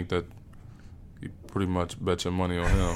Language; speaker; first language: English; native; English